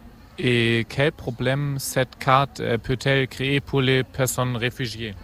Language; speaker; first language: French; non-native, fluent; German